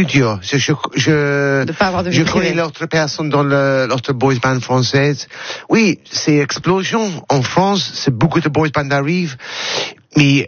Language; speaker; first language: French; non-native, learner; English